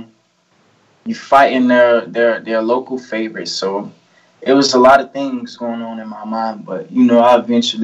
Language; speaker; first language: English; native; English